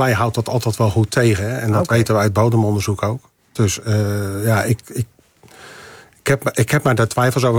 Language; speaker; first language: Dutch; native; Dutch